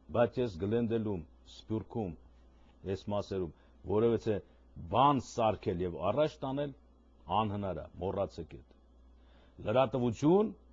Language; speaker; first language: Armenian; native; Armenian